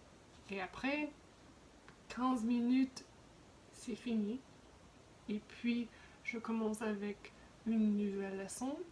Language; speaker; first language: French; non-native, fluent; English